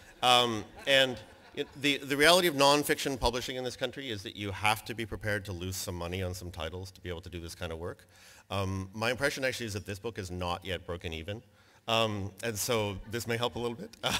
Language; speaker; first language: English; native; English